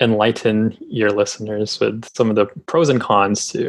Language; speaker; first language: English; non-native, local second language; Filipino